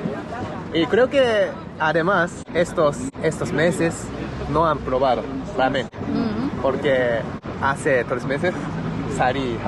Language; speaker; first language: Spanish; non-native, learner; Japanese